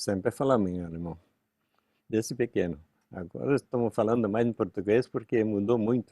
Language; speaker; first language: Portuguese; non-native, local second language; German